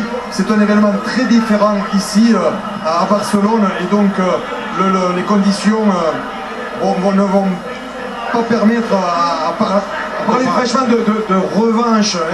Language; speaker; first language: French; native; French